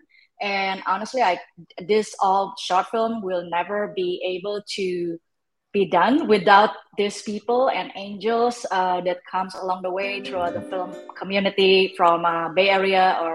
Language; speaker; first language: English; non-native, fluent; Indonesian